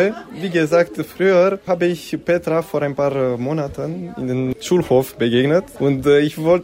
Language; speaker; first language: German; non-native, local second language; Romanian